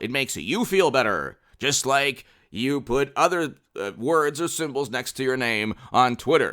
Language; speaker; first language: English; native; English